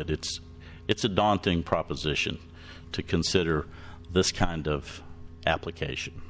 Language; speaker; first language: English; native; English